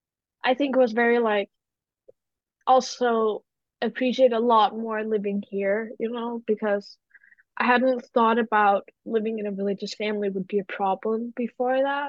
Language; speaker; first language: English; non-native, fluent; Danish